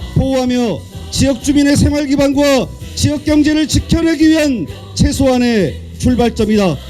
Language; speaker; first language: Korean; native; Korean